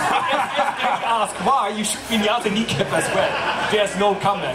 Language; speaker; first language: English; non-native, fluent; German